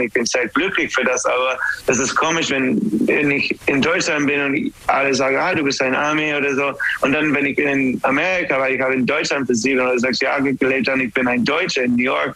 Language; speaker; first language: German; non-native, learner; English